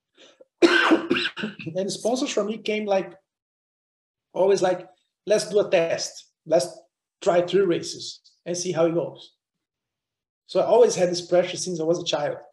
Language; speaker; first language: English; non-native, fluent; Portuguese